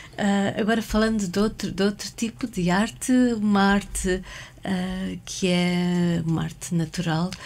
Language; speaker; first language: Portuguese; native; Portuguese